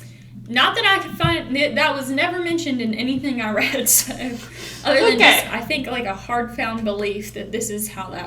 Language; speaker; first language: English; native; English